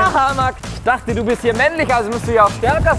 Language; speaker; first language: German; native; German